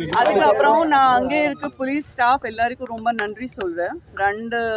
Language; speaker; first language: Tamil; non-native, learner; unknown